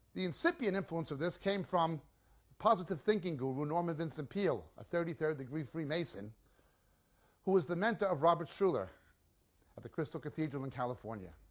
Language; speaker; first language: English; native; English